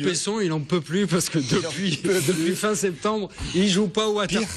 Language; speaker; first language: French; native; French